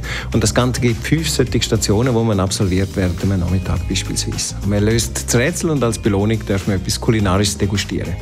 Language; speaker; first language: German; native; German